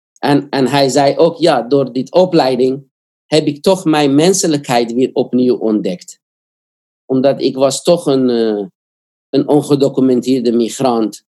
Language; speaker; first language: Dutch; non-native, fluent; Korean